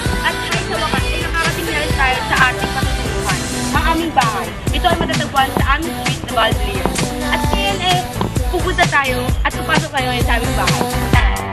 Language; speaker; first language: Filipino; non-native, local second language; Cebuano